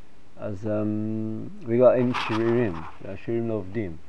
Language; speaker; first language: Hebrew; non-native, fluent; English